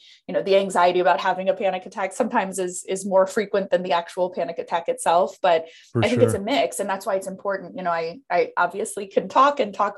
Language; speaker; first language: English; native; English